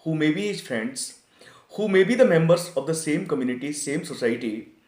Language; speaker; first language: English; non-native, local second language; Hindi